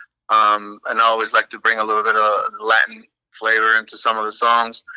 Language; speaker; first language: English; early bilingual, other home language; Spanish